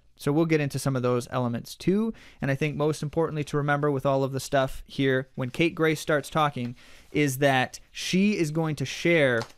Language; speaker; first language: English; native; English